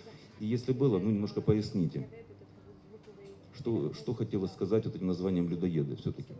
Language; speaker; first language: Russian; native; Russian